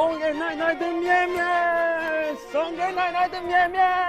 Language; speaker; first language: Chinese; non-native, fluent; French